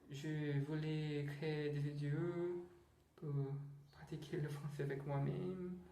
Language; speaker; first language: French; non-native, learner; Portuguese